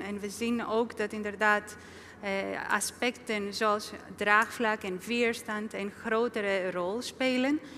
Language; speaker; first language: Dutch; non-native, fluent; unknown